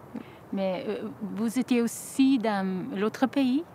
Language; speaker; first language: French; non-native, learner; Slovenian